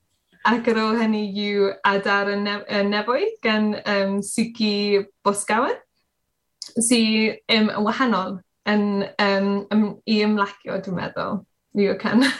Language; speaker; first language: Welsh; non-native, learner; English